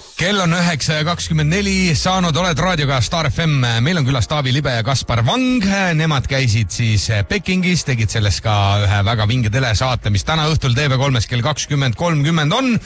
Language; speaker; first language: Estonian; native; Estonian